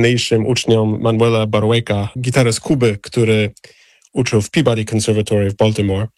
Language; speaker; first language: Polish; non-native, fluent; English